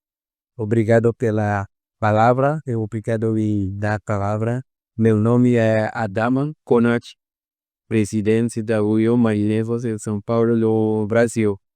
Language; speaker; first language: Portuguese; non-native, fluent; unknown